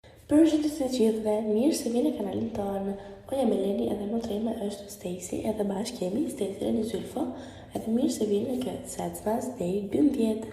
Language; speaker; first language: Albanian; early bilingual, heritage; Albanian